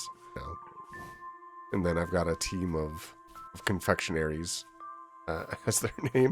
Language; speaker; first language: English; native; English